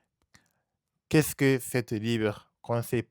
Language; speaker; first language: French; non-native, learner; Japanese